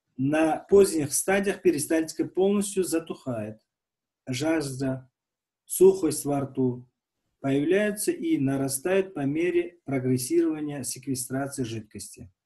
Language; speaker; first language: Russian; non-native, local second language; Uzbek